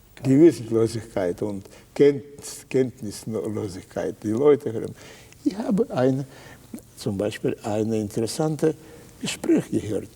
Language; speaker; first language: German; non-native, fluent; Russian